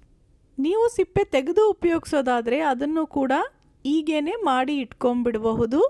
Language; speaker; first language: Kannada; native; Kannada